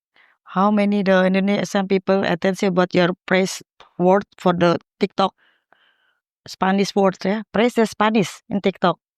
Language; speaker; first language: English; non-native, learner; Indonesian